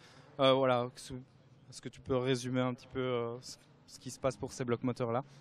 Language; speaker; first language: French; native; French